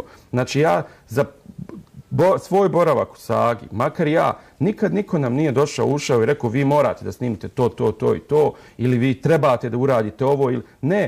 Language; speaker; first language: Serbian; native; Serbian